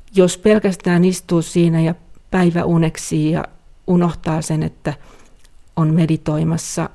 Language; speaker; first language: Finnish; native; Finnish